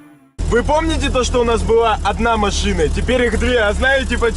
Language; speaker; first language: Russian; native; Russian